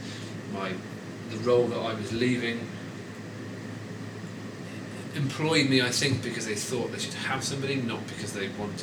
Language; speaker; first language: English; native; English